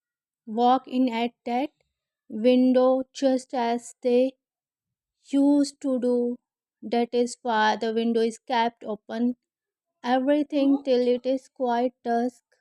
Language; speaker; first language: English; non-native, learner; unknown